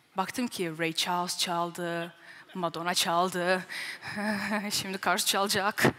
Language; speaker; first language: Turkish; early bilingual, heritage; Turkish